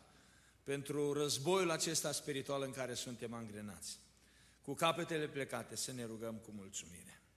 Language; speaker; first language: Romanian; native; Romanian